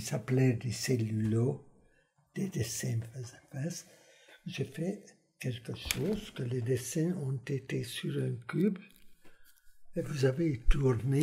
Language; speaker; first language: French; non-native, fluent; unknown